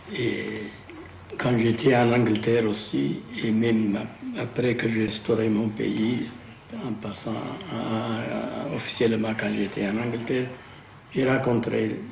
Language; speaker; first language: French; non-native, fluent; Amharic